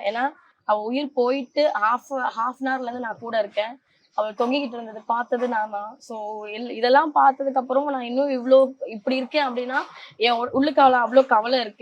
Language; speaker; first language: Tamil; native; Tamil